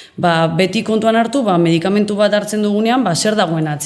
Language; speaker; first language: Basque; native; Basque